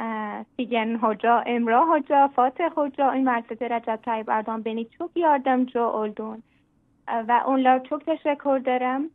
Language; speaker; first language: Turkish; non-native, learner; Persian